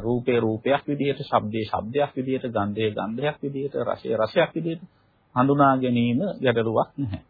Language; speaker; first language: Sinhala; native; Sinhala